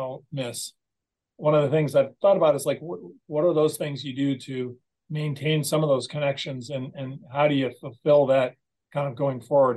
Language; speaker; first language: English; native; English